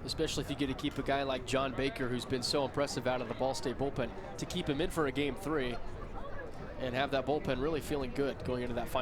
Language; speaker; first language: English; native; English